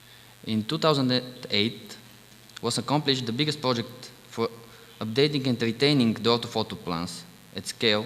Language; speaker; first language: English; non-native, fluent; Bulgarian